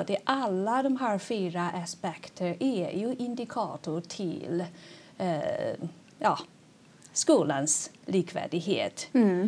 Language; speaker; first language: Swedish; non-native, fluent; Chinese